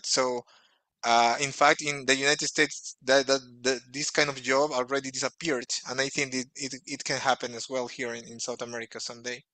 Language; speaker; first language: English; non-native, fluent; Portuguese